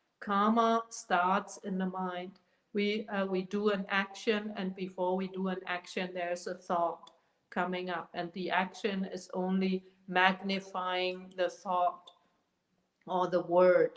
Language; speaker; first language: English; non-native, fluent; German